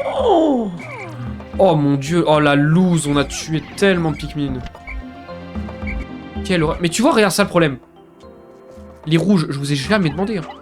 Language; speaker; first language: French; native; French